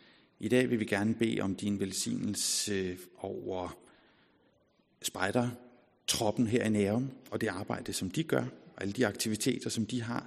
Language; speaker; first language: Danish; native; Danish